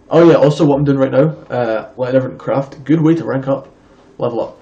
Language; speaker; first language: English; native; English